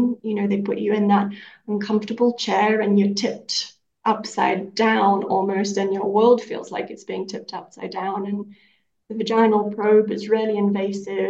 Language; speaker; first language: English; native; English